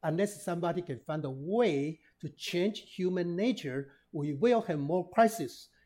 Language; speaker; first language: English; non-native, fluent; Chinese